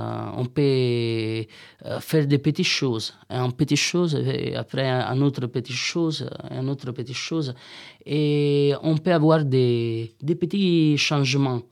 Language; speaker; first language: French; non-native, learner; Italian